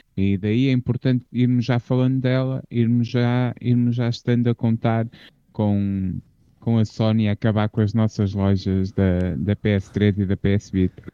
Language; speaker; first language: Portuguese; native; Portuguese